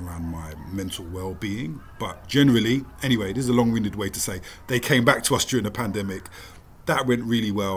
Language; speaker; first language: English; native; English